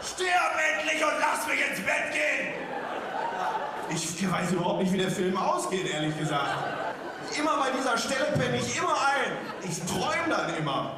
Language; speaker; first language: German; native; German